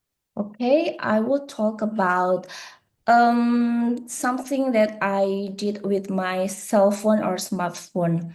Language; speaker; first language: English; non-native, learner; Indonesian